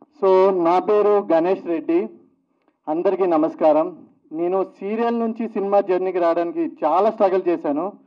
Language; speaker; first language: Telugu; native; Telugu